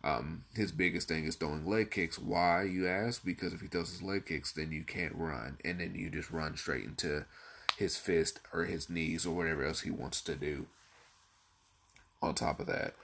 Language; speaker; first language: English; native; English